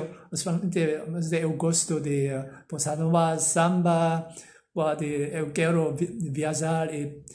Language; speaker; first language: Portuguese; non-native, learner; Korean